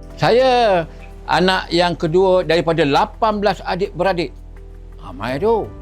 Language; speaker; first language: Malay; native; Malay